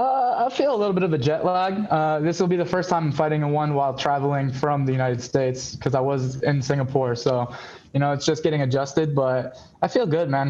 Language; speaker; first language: English; native; English